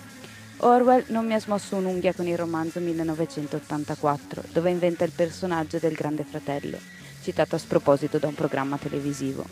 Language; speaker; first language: Italian; native; Italian